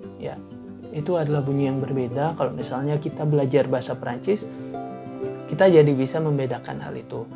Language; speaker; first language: Indonesian; non-native, local second language; Balinese